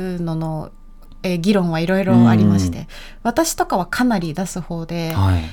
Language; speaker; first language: Japanese; native; Japanese